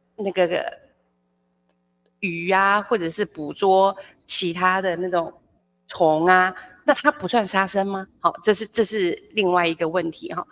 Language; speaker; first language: Chinese; native; Chinese